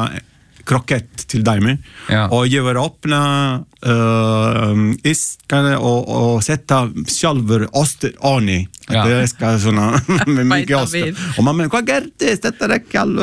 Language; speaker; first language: Icelandic; non-native, learner; Italian